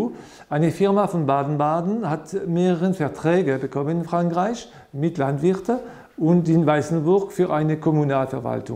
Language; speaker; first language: German; non-native, fluent; French